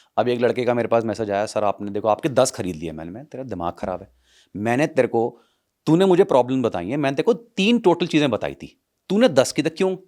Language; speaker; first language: Hindi; non-native, local second language; Punjabi